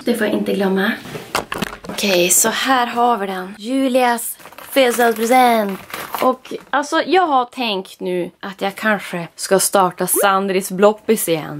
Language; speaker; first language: Swedish; native; Swedish